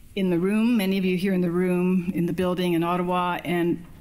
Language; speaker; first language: English; native; English